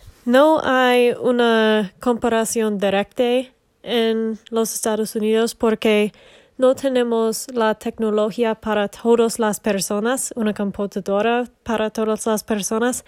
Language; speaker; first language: Spanish; non-native, learner; English